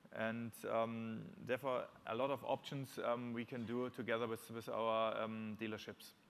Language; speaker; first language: English; non-native, fluent; German